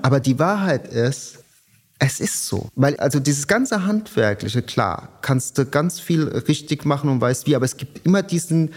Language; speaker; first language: German; native; German